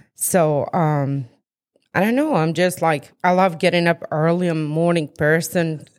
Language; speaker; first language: English; non-native, fluent; Bosnian